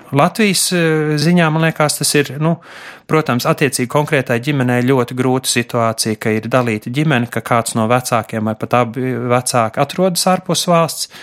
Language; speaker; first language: Latvian; native; Latvian